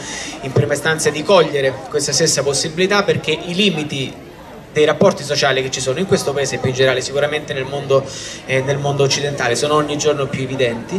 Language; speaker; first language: Italian; native; Italian